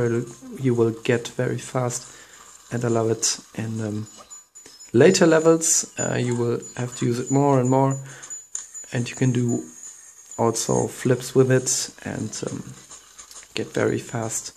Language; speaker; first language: English; non-native, fluent; German